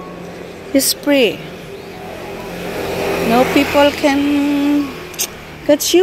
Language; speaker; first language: English; non-native, local second language; Filipino